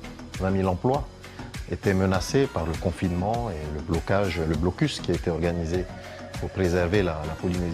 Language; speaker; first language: French; native; French